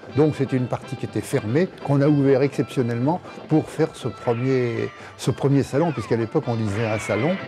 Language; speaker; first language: French; native; French